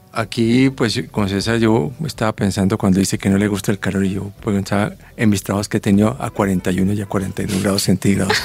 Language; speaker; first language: Spanish; native; Spanish